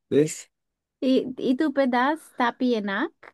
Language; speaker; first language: Indonesian; non-native, learner; English